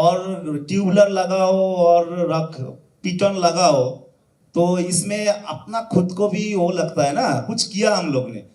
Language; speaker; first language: Hindi; non-native, local second language; Bangla